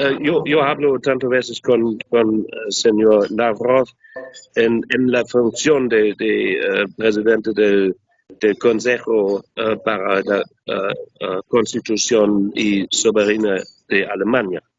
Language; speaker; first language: Spanish; non-native, learner; German